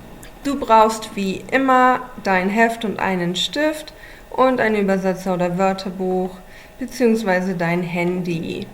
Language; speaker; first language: German; non-native, fluent; English